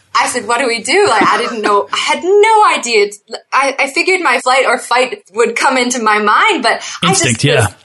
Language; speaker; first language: English; native; English